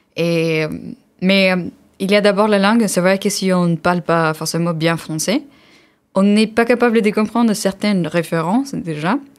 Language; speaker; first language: French; non-native, fluent; Spanish